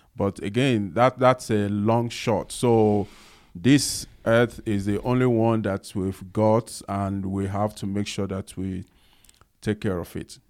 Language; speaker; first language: English; non-native, local second language; Yoruba